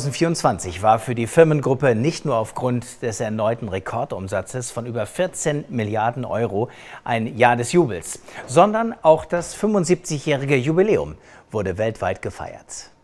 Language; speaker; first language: German; native; German